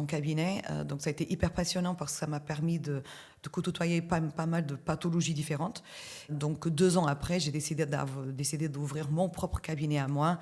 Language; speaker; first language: French; native; French